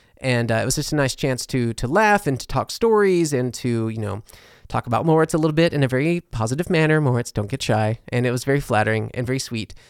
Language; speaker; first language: English; native; English